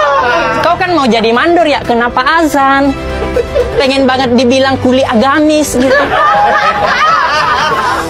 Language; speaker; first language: Indonesian; native; Indonesian